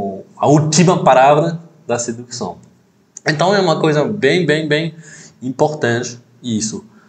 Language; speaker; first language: Portuguese; non-native, fluent; French